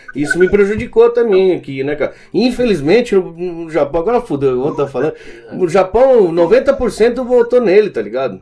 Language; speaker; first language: Portuguese; early bilingual, other home language; Spanish